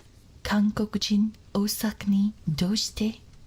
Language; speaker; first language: Japanese; non-native, learner; English